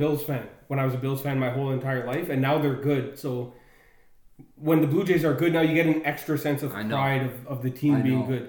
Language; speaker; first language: English; native; English